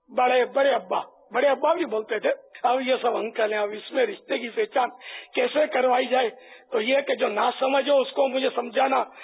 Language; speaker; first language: Urdu; native; Urdu